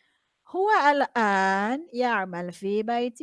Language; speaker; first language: Arabic; non-native, fluent; Malay